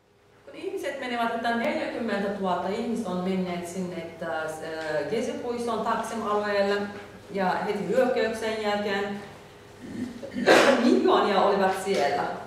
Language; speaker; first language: Finnish; non-native, fluent; Turkish